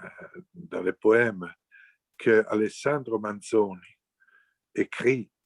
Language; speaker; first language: French; non-native, fluent; Italian